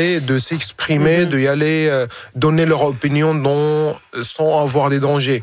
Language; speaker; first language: French; non-native, fluent; Arabic